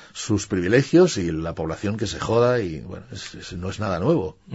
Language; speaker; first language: Spanish; native; Spanish